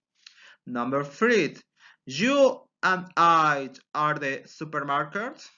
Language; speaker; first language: English; non-native, fluent; Spanish